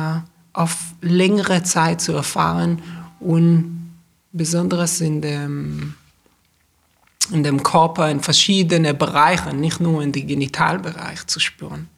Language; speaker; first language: German; non-native, fluent; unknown